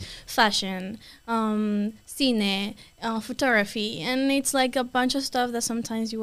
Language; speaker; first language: English; non-native, fluent; Spanish